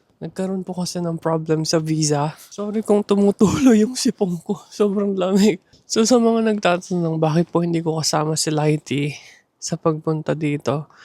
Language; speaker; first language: Filipino; native; Filipino